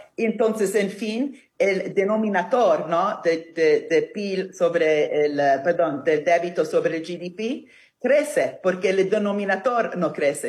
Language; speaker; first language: Spanish; non-native, fluent; Italian